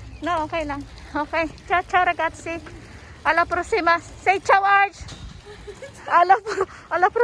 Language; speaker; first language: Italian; non-native, learner; Filipino